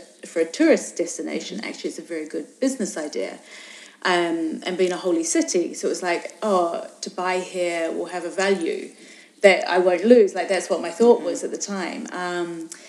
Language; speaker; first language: English; native; English